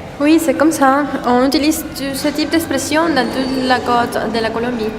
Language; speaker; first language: French; non-native, learner; Spanish